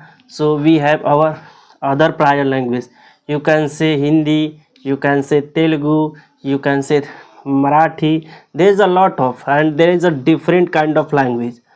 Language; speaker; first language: English; non-native, local second language; Hindi